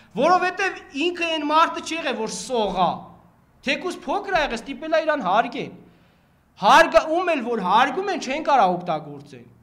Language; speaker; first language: Armenian; native; Armenian